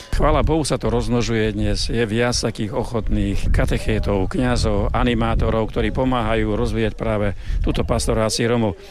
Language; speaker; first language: Slovak; native; Slovak